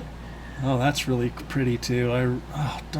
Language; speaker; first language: English; native; English